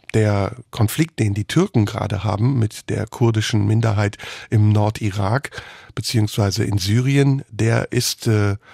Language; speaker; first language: German; early bilingual, other home language; Turkish